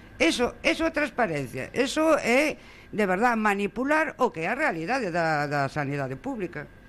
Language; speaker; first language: Galician; native; Galician